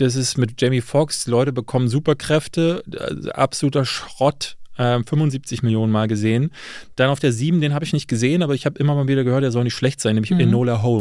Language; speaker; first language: German; native; German